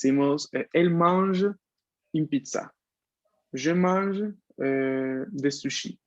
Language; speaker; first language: French; non-native, fluent; Spanish